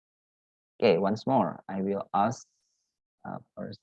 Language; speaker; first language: English; non-native, learner; Indonesian